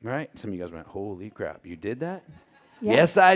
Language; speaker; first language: English; native; English